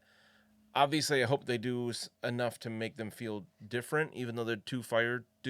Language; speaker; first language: English; native; English